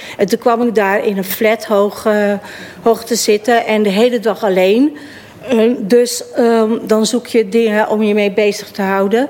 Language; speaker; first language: Dutch; native; Dutch